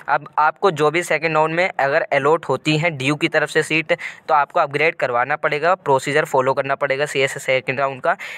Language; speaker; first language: Hindi; native; Hindi